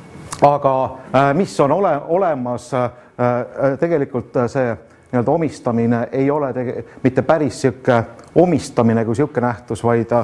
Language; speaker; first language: Estonian; native; Estonian